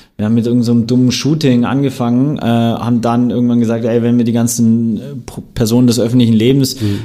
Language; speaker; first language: German; native; German